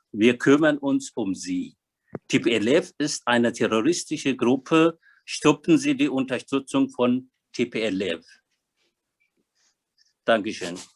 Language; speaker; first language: German; non-native, learner; Amharic